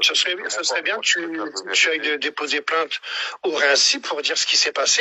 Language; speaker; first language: French; native; French